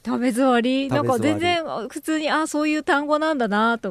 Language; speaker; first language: Japanese; native; Japanese